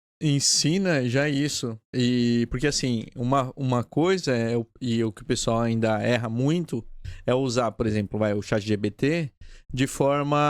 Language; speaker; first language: Portuguese; native; Portuguese